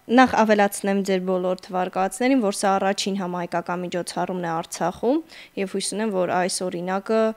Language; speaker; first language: Armenian; native; Armenian